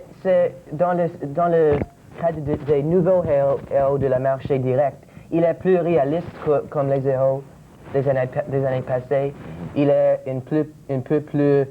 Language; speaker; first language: French; non-native, local second language; English